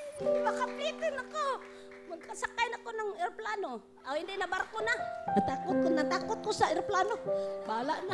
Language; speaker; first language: Filipino; non-native, local second language; Cebuano